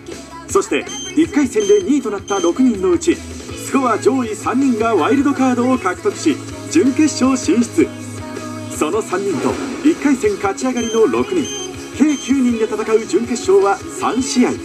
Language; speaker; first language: Japanese; native; Japanese